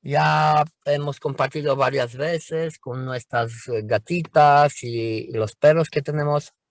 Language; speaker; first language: Spanish; non-native, fluent; Romanian